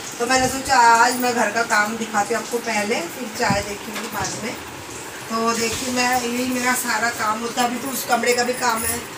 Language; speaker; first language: Hindi; native; Hindi